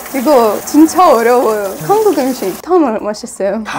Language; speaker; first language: Korean; non-native, learner; Russian